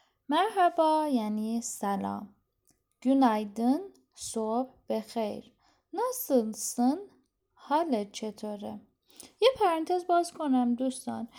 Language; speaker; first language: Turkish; non-native, fluent; Persian